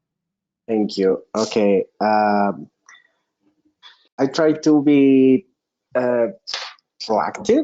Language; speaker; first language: English; non-native, local second language; Spanish